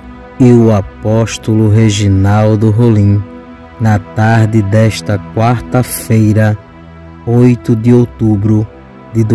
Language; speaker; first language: Portuguese; native; Portuguese